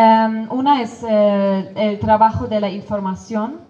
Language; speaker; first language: Spanish; non-native, fluent; Kurdish